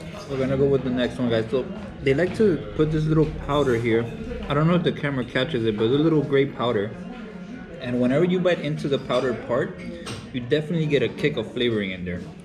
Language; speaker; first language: English; native; English